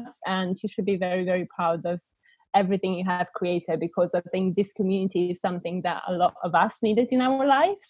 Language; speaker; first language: English; non-native, fluent; Bulgarian